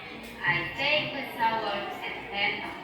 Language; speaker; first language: English; non-native, fluent; Indonesian